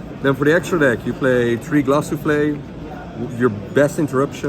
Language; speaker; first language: English; non-native, fluent; Dutch